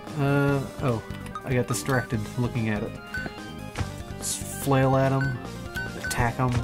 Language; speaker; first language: English; native; English